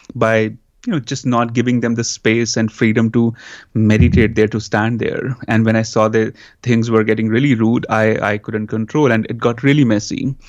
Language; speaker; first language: English; non-native, local second language; Hindi